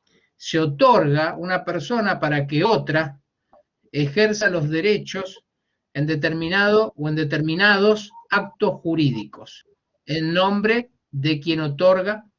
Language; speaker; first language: Spanish; native; Spanish